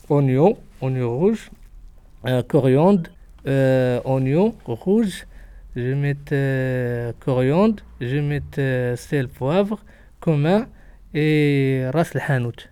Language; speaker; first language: French; non-native, learner; Arabic